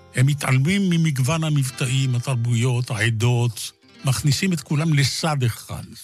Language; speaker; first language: Hebrew; native; Hebrew